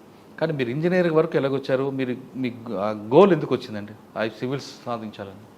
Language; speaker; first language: Telugu; native; Telugu